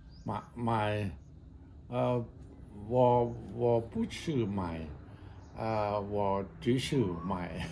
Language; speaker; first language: Chinese; non-native, learner; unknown